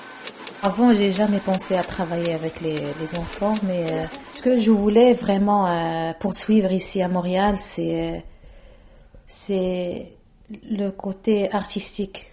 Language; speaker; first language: French; non-native, local second language; Arabic